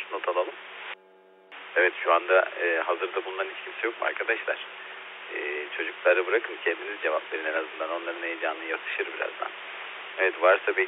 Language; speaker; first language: Turkish; native; Turkish